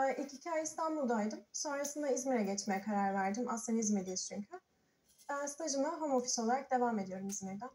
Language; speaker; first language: Turkish; early bilingual, heritage; Turkish